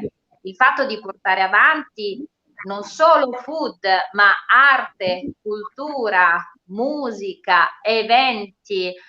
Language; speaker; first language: Italian; native; Italian